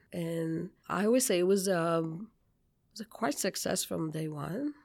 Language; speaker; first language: English; non-native, fluent; Hebrew